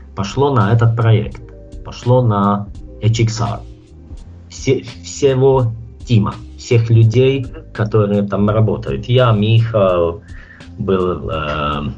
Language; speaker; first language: Russian; non-native, fluent; Czech